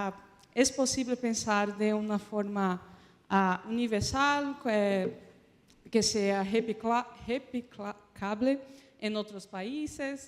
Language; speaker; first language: Spanish; non-native, fluent; Portuguese